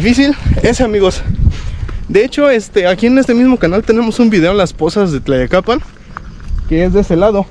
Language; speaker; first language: Spanish; native; Spanish